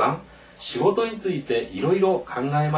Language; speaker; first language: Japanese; non-native, fluent; Korean